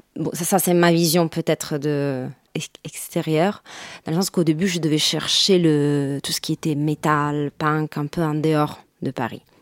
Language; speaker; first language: French; non-native, fluent; Italian